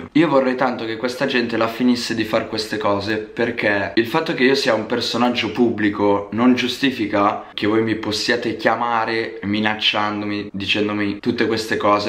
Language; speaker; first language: Italian; native; Italian